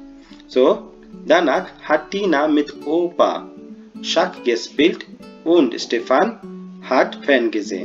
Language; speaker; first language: German; non-native, fluent; Hindi